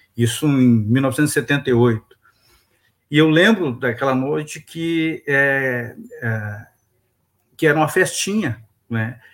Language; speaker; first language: Portuguese; native; Portuguese